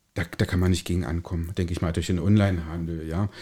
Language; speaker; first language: German; native; German